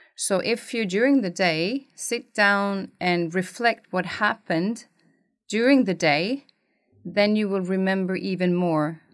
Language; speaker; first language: English; non-native, fluent; Swedish